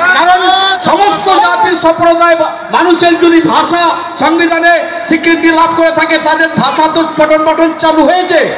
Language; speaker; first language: Bangla; non-native, local second language; Santali